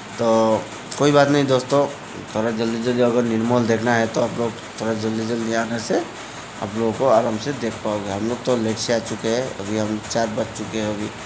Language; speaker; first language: Hindi; non-native, local second language; Assamese